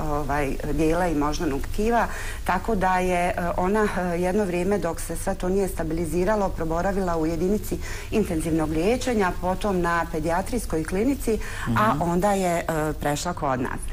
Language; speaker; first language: Bosnian; native; Bosnian